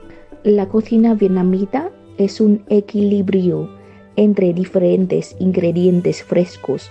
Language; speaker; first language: Spanish; non-native, fluent; Vietnamese